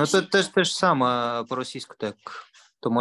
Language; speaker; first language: Polish; non-native, learner; Russian